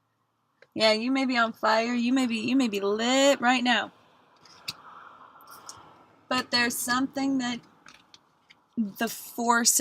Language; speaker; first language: English; native; English